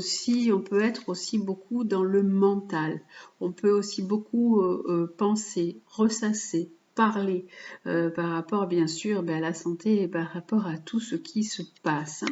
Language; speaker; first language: French; native; French